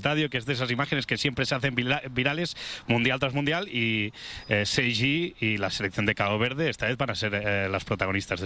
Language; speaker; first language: Spanish; native; Spanish